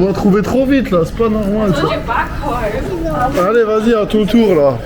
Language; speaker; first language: French; native; French